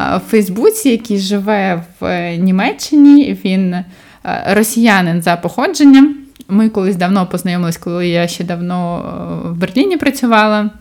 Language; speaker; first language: Ukrainian; non-native, local second language; Russian